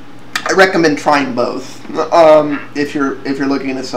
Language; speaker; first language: English; native; English